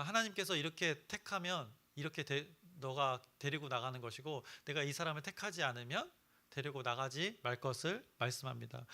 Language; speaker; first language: Korean; native; Korean